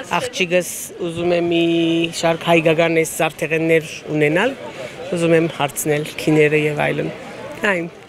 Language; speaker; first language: Armenian; early bilingual, heritage; Armenian